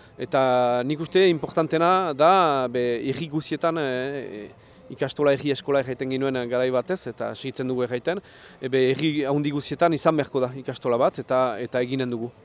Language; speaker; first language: Basque; native; Basque